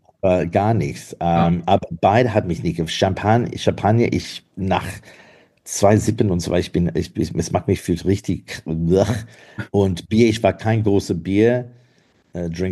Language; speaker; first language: German; non-native, fluent; English